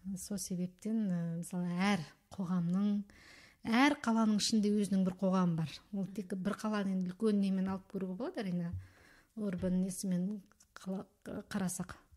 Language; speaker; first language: Kazakh; early bilingual, heritage; Kazakh